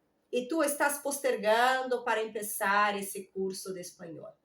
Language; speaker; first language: Spanish; non-native, fluent; Portuguese